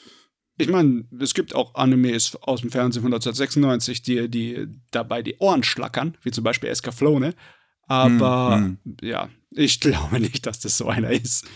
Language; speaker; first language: German; native; German